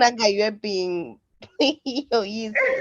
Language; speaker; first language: Chinese; non-native, learner; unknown